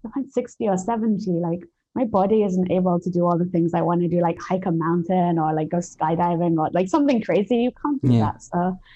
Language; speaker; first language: English; native; English